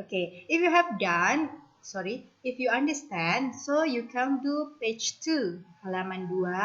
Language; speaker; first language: English; non-native, learner; Indonesian